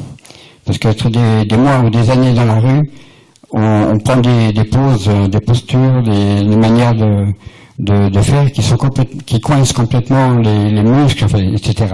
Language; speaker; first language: French; native; French